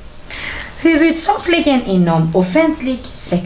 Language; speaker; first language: Swedish; non-native, fluent; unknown